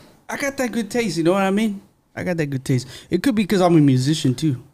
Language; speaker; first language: English; early bilingual, other home language; Spanish